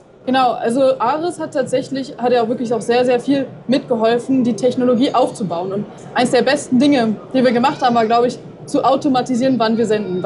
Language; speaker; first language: German; native; German